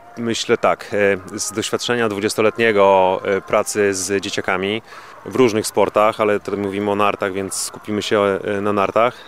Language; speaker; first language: Polish; native; Polish